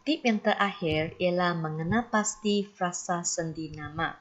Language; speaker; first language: Malay; non-native, local second language; Chinese